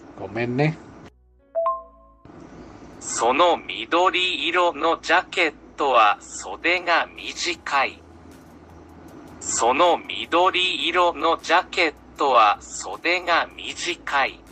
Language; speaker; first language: Japanese; non-native, learner; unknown